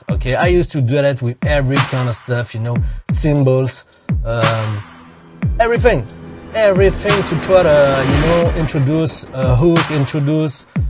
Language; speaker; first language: English; non-native, fluent; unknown